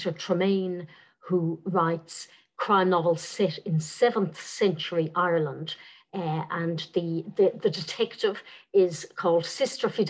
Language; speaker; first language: English; non-native, local second language; Irish